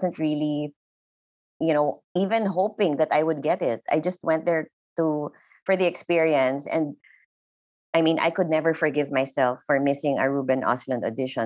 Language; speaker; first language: English; non-native, local second language; Filipino